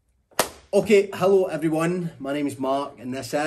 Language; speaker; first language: English; native; English